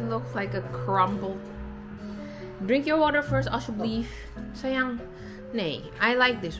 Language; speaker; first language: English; non-native, fluent; Indonesian